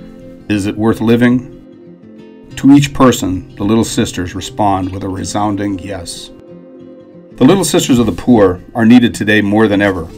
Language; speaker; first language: English; native; English